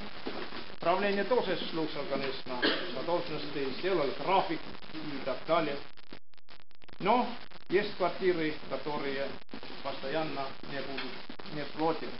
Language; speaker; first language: Russian; non-native, local second language; Estonian